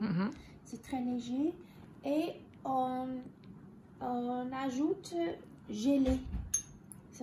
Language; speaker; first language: French; non-native, learner; English